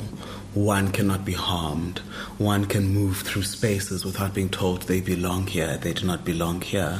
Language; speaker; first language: English; non-native, local second language; Xhosa